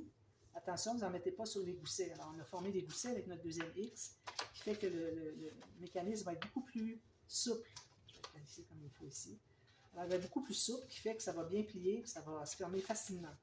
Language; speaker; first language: French; native; French